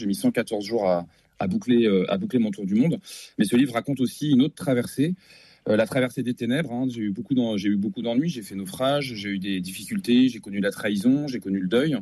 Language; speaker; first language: French; native; French